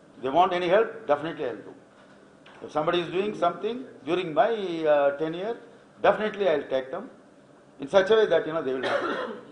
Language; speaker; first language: English; non-native, local second language; Tamil